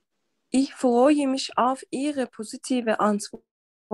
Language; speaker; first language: German; non-native, learner; Turkish